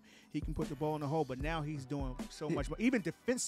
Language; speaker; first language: English; native; English